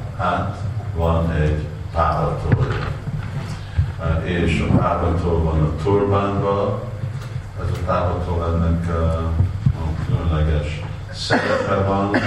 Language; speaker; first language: Hungarian; non-native, learner; Russian